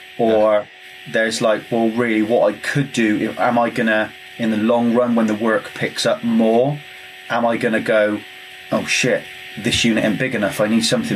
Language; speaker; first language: English; native; English